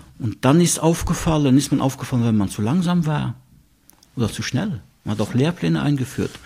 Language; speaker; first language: German; non-native, local second language; Luxembourgish